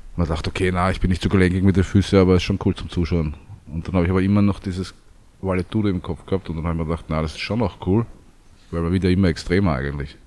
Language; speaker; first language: German; native; German